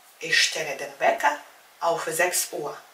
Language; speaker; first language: German; non-native, fluent; Czech